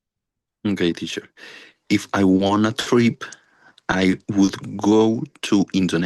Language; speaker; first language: English; non-native, learner; Spanish